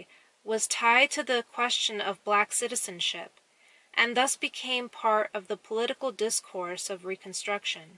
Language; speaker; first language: English; native; English